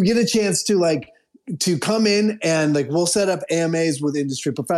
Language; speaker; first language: English; native; English